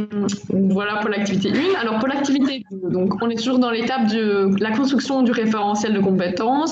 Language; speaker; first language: French; native; French